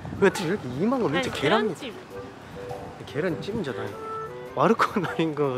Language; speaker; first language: Japanese; non-native, fluent; Korean